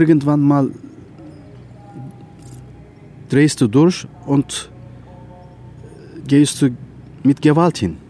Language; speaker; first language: German; non-native, fluent; Turkish